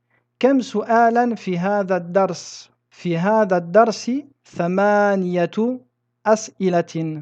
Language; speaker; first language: Arabic; non-native, fluent; French